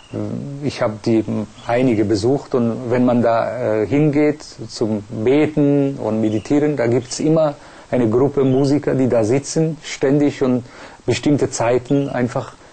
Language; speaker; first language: German; non-native, fluent; Persian